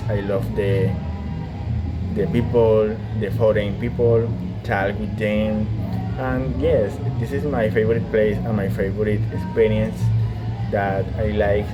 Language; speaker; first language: English; non-native, learner; Spanish